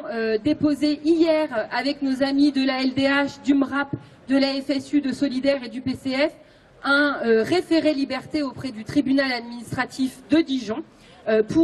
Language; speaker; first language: French; native; French